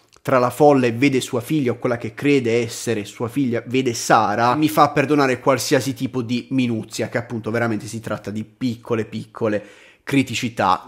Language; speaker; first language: Italian; native; Italian